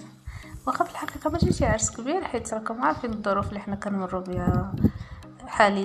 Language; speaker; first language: Arabic; native; Arabic